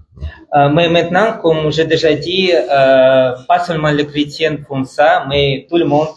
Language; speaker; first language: French; non-native, fluent; Russian